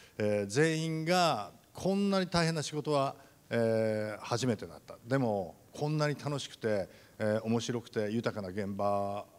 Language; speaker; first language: Japanese; native; Japanese